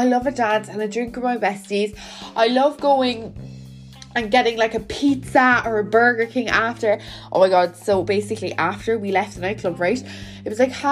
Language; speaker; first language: English; native; English